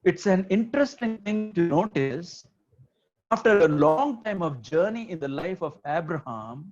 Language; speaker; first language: English; non-native, local second language; Marathi